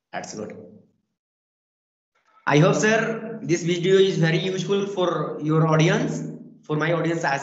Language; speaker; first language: English; non-native, learner; Hindi